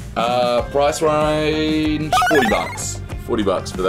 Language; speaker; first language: English; native; English